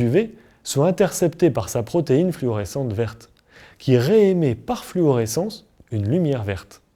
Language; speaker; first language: French; native; French